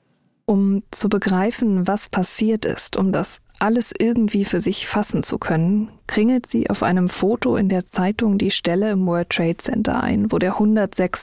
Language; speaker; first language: German; native; German